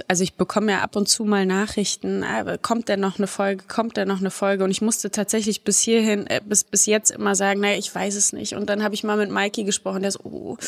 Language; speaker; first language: German; native; German